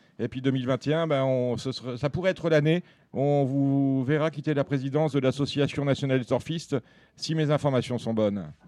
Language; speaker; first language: French; native; French